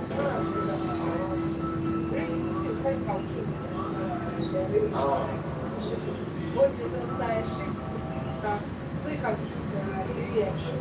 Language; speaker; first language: Chinese; non-native, learner; Russian